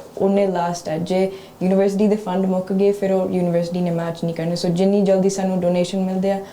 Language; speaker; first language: Punjabi; early bilingual, heritage; Punjabi